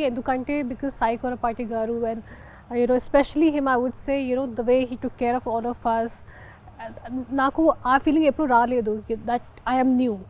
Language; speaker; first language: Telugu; non-native, local second language; Hindi